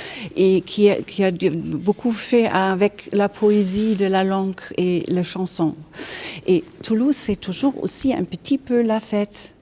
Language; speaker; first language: French; non-native, fluent; German